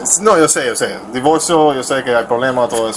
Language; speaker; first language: Spanish; early bilingual, heritage; Spanish